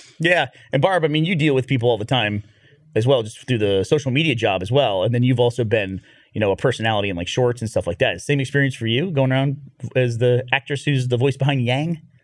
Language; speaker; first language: English; native; English